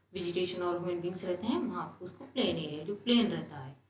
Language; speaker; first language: Hindi; non-native, local second language; Telugu